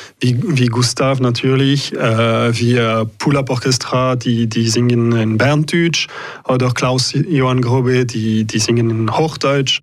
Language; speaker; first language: German; non-native, local second language; French